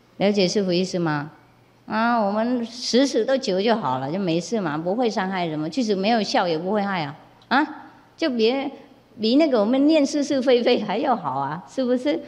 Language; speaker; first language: Chinese; non-native, fluent; Vietnamese